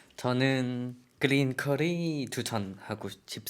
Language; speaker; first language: Korean; non-native, fluent; Thai